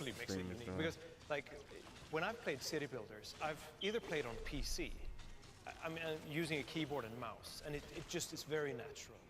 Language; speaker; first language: English; non-native, fluent; Swedish